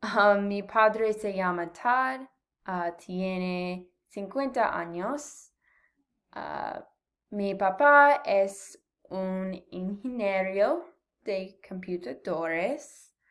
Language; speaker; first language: Spanish; non-native, learner; English